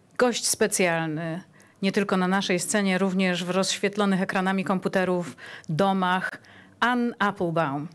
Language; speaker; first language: Polish; native; Polish